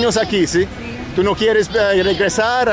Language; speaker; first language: Spanish; non-native, learner; English